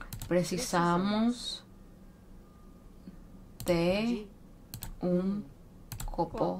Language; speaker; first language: Portuguese; non-native, learner; English